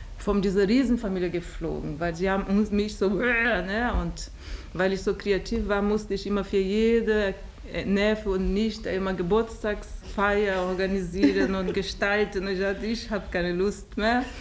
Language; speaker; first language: German; non-native, learner; Portuguese